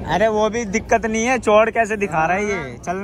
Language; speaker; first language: Hindi; native; Hindi